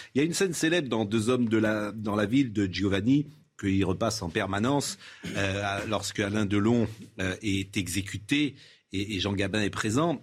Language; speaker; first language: French; native; French